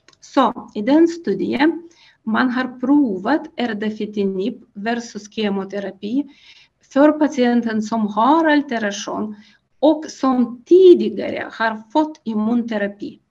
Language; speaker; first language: Swedish; non-native, fluent; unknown